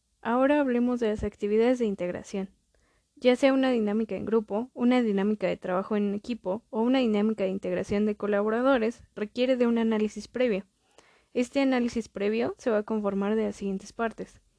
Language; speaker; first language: Spanish; native; Spanish